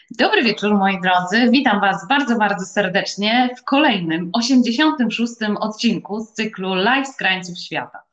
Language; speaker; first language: Polish; native; Polish